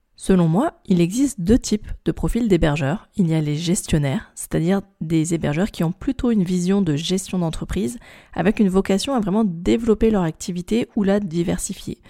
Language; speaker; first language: French; native; French